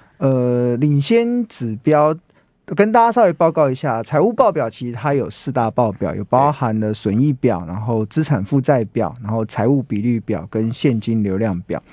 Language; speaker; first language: Chinese; native; Chinese